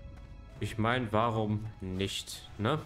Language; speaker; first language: German; native; German